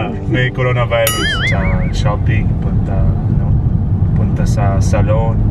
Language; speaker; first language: Filipino; non-native, learner; Arabic